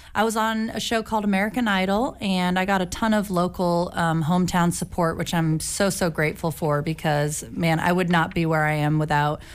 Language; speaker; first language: English; native; English